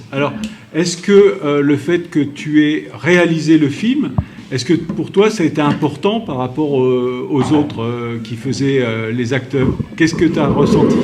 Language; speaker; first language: French; native; French